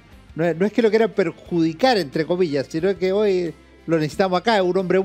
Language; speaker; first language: Spanish; native; Spanish